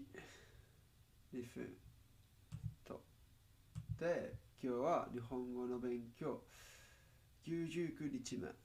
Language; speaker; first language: Japanese; non-native, learner; Spanish